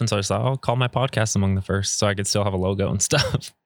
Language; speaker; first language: English; native; English